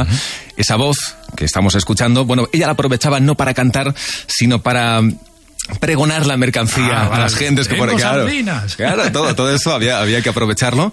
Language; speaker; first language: Spanish; native; Spanish